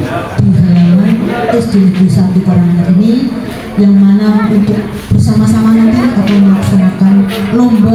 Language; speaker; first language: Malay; non-native, local second language; Javanese